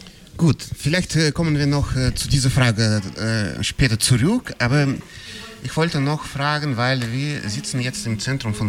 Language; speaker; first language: German; non-native, fluent; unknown